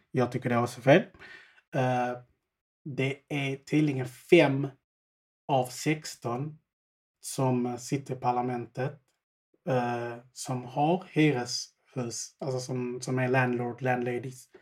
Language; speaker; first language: Swedish; early bilingual, other home language; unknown